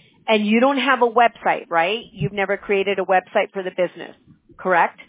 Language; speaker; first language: English; early bilingual, other home language; Spanish